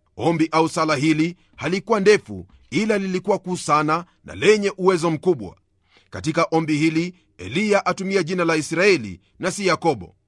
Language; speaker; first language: Swahili; non-native, local second language; Luyia